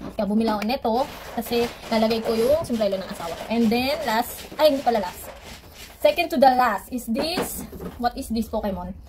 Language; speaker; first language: Filipino; native; Filipino